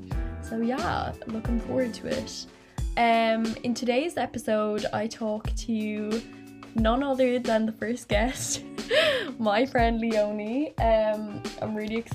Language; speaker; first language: English; native; English